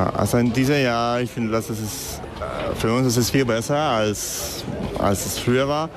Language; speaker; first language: German; non-native, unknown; Hungarian